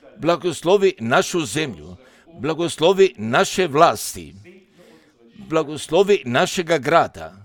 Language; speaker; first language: Croatian; early bilingual, heritage; Serbian